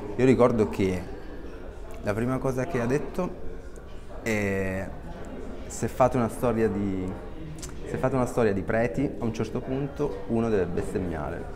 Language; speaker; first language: Italian; native; Italian